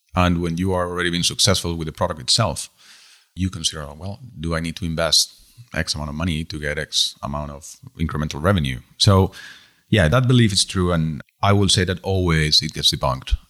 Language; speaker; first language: English; non-native, fluent; Spanish